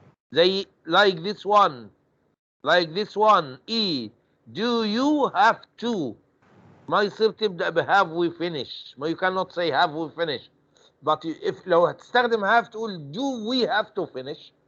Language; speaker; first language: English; non-native, fluent; Arabic